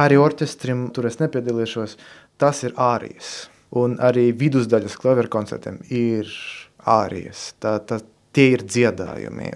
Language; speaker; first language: Latvian; non-native, local second language; Russian